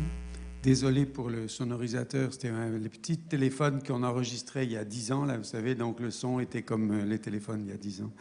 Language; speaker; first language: French; native; French